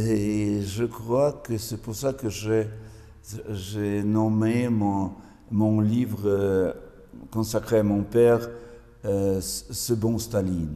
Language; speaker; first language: French; non-native, fluent; Russian